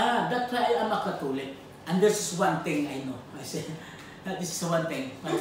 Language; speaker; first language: English; non-native, learner; Filipino